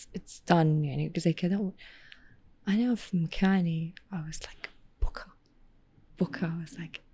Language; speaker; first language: Arabic; non-native, local second language; English